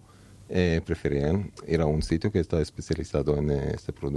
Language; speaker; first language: Catalan; non-native, learner; Hebrew